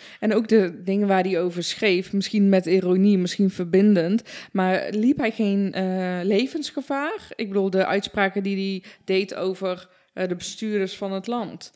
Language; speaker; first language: Dutch; early bilingual, other home language; Persian